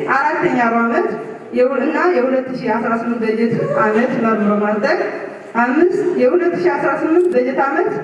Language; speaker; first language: Amharic; non-native, local second language; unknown